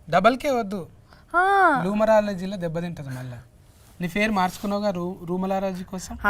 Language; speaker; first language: Telugu; native; Telugu